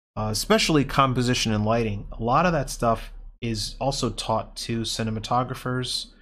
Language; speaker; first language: English; native; English